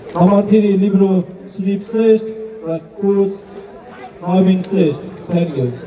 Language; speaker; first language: English; non-native, local second language; Nepali